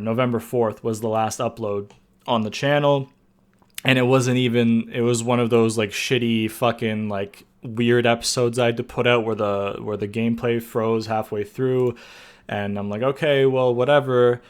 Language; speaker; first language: English; native; English